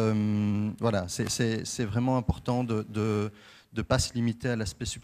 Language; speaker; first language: French; native; French